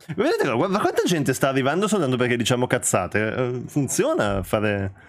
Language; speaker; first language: Italian; early bilingual, other home language; Albanian